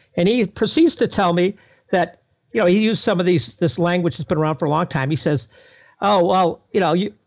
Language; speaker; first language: English; native; English